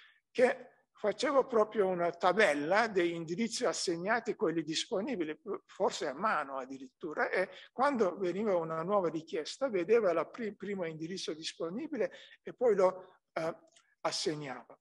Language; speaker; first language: Italian; non-native, fluent; Turkish